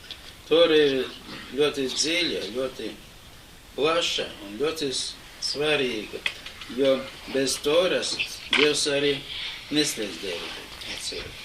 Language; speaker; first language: Latvian; non-native, local second language; Russian